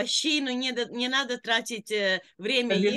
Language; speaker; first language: Russian; non-native, local second language; Latvian